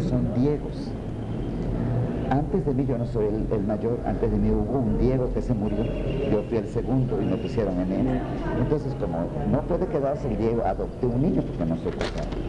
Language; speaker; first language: Spanish; native; Spanish